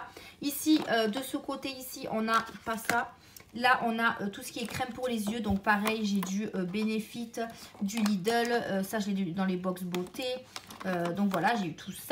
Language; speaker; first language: French; native; French